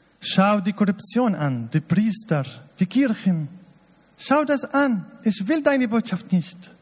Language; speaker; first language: German; non-native, fluent; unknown